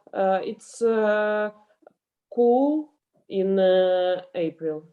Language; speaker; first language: English; non-native, fluent; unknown